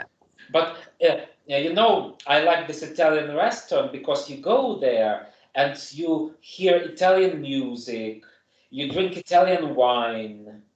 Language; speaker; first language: English; non-native, fluent; German